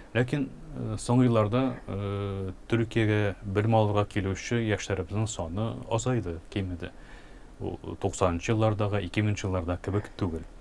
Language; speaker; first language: Tatar; early bilingual, heritage; Tatar